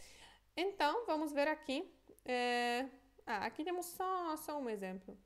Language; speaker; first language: Portuguese; non-native, fluent; Polish